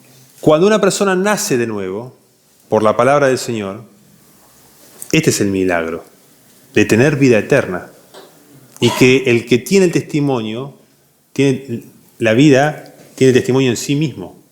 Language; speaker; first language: Spanish; native; Spanish